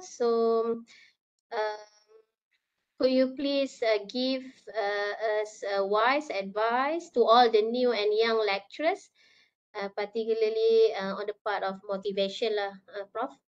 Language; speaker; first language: English; non-native, local second language; Malay